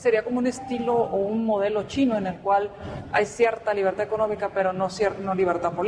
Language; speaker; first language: Spanish; native; Spanish